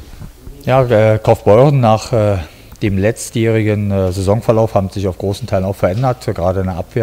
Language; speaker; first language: German; native; German